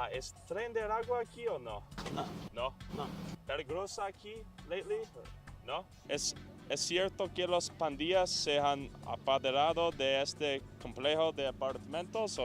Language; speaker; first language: Spanish; non-native, learner; English